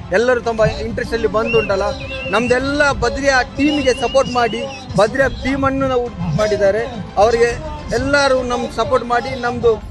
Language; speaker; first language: Kannada; non-native, local second language; Badaga